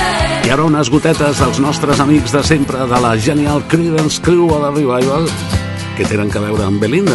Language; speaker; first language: Catalan; native; Catalan